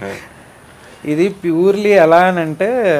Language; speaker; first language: Telugu; native; Telugu